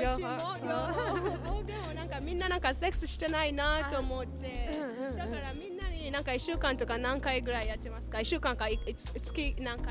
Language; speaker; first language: Japanese; non-native, learner; English